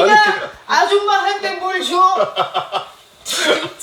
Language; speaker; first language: Korean; non-native, learner; Arabic